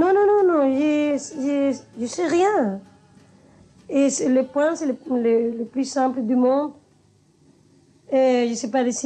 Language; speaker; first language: French; non-native, learner; Spanish